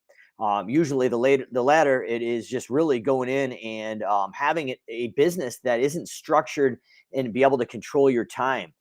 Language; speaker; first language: English; native; English